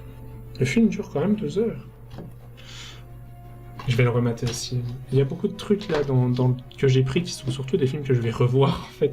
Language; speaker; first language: French; native; French